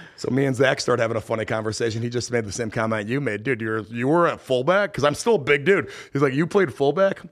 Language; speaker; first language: English; native; English